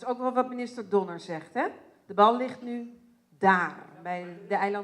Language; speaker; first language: Dutch; native; Dutch